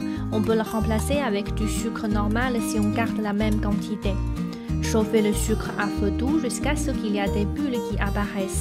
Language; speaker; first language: French; non-native, fluent; Chinese